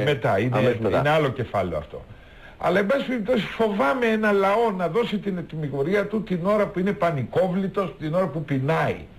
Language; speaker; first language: Greek; native; Greek